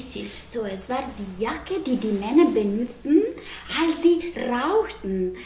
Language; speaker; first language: German; non-native, learner; Italian